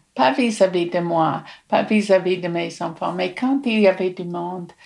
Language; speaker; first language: French; non-native, fluent; English